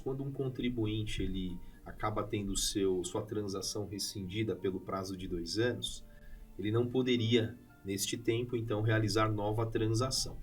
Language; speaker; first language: Portuguese; native; Portuguese